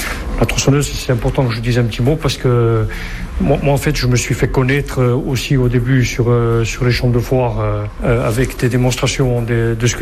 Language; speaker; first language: French; native; French